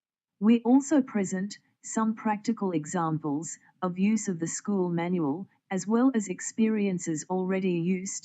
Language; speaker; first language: English; non-native, fluent; Portuguese